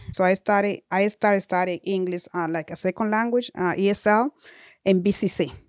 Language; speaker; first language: English; non-native, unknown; Spanish